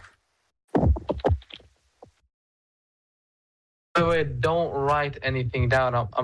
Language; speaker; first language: English; non-native, fluent; Lithuanian